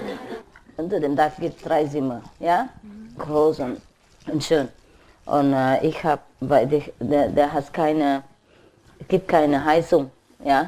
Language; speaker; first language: German; non-native, learner; Vietnamese